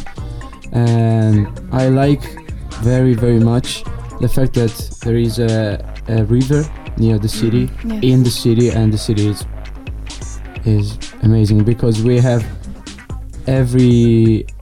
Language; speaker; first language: English; non-native, learner; Italian